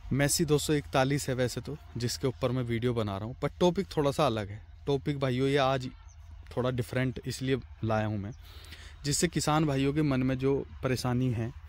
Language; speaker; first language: Hindi; native; Hindi